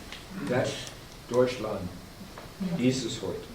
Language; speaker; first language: German; non-native, learner; English